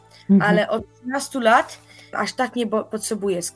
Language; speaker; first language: Polish; early bilingual, heritage; Polish